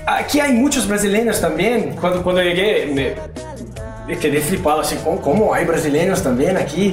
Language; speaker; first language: Spanish; non-native, learner; Portuguese